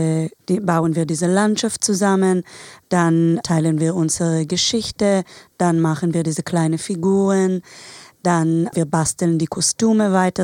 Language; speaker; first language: German; non-native, fluent; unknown